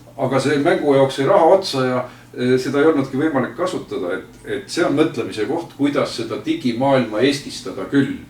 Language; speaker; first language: Estonian; native; Estonian